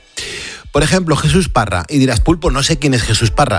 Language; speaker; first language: Spanish; native; Spanish